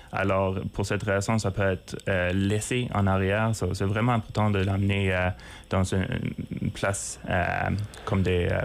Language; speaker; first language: French; non-native, fluent; Swedish